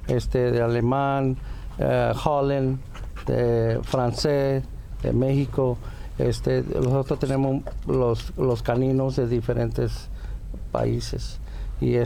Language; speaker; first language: Spanish; early bilingual, heritage; Spanish